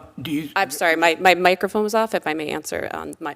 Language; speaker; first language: English; native; English